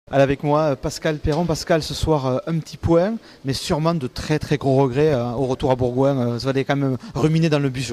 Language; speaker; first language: French; native; French